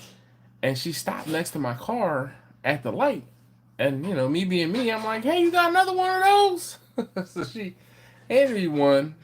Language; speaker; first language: English; native; English